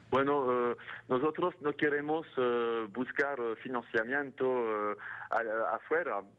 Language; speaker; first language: Spanish; non-native, fluent; French